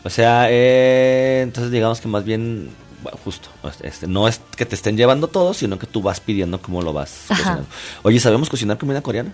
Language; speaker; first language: Spanish; native; Spanish